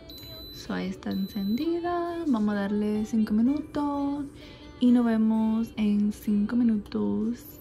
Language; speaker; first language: Spanish; early bilingual, heritage; Spanish